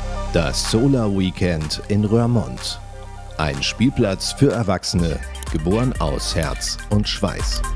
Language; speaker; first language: German; native; German